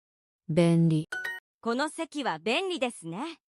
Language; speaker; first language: Japanese; non-native, learner; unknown